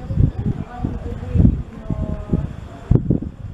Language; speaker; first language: English; non-native, learner; Malay